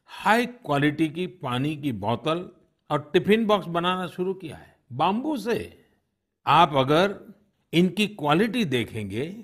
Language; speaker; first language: Hindi; non-native, local second language; Gujarati